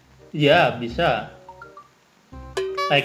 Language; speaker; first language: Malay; non-native, local second language; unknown